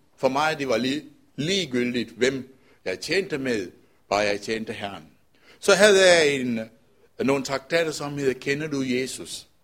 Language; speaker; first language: Danish; non-native, fluent; Tamil